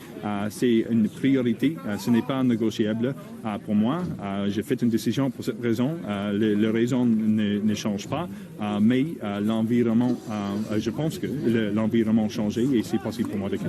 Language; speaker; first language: French; non-native, learner; English